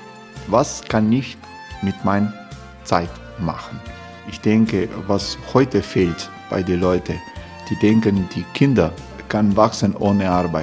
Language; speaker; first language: German; non-native, learner; Croatian